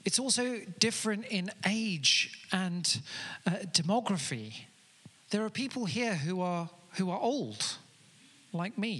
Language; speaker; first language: English; native; English